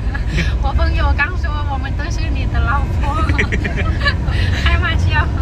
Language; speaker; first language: Chinese; non-native, learner; Lao